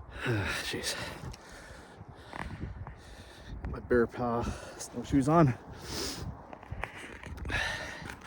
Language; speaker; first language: English; native; English